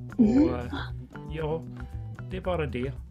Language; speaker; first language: Swedish; non-native, fluent; English